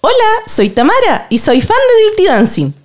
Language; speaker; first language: Spanish; native; Spanish